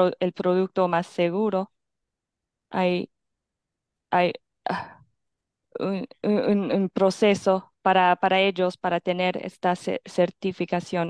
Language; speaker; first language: Spanish; non-native, fluent; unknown